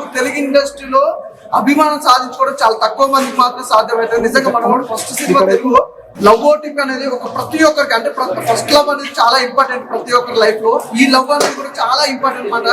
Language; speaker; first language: Telugu; native; Telugu